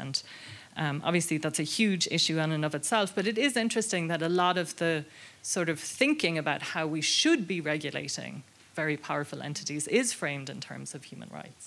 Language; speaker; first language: English; native; English